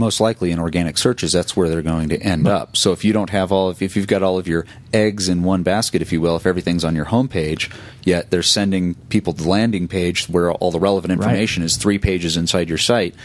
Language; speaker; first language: English; native; English